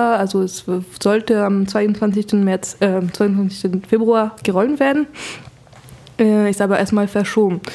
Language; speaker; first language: German; non-native, fluent; French